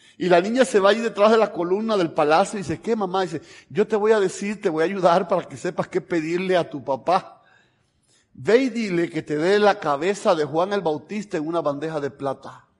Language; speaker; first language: Spanish; native; Spanish